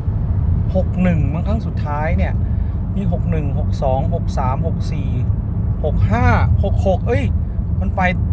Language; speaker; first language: Thai; native; Thai